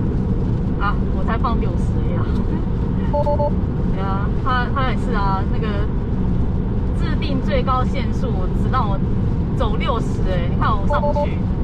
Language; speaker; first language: Chinese; native; Chinese